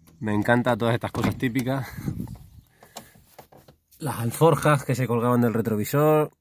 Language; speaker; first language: Spanish; native; Spanish